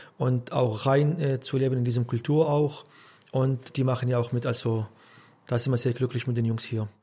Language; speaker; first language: German; non-native, fluent; Arabic